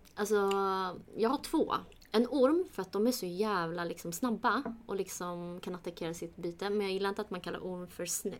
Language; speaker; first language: Swedish; early bilingual, other home language; Kurdish